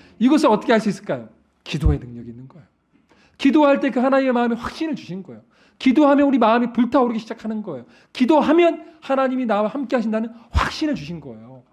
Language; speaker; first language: Korean; native; Korean